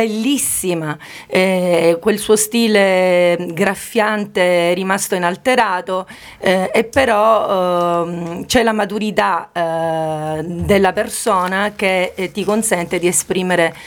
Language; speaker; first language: Italian; native; Italian